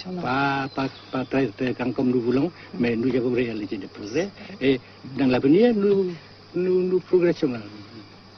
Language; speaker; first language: French; non-native, fluent; Vietnamese